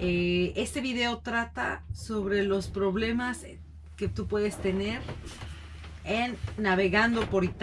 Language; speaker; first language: Spanish; native; Spanish